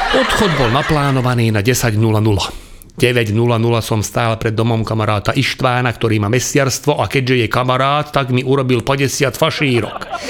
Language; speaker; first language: Slovak; non-native, local second language; Hungarian